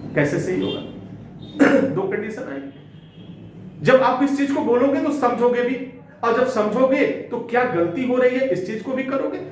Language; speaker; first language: Hindi; native; Hindi